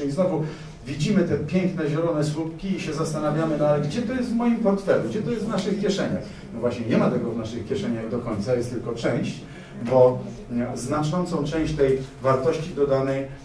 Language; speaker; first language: Polish; native; Polish